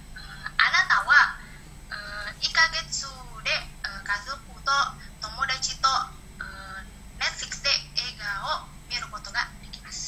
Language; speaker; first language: Japanese; non-native, learner; Indonesian